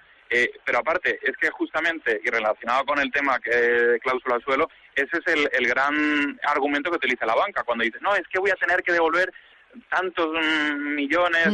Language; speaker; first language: Spanish; native; Spanish